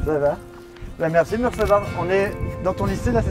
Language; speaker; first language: French; native; French